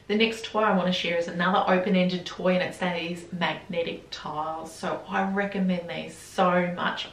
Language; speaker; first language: English; native; English